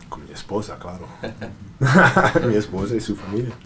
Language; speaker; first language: Spanish; non-native, learner; English